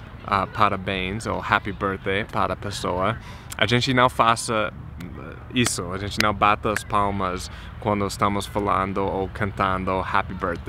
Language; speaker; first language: Portuguese; non-native, fluent; English